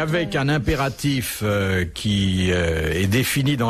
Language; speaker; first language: French; native; French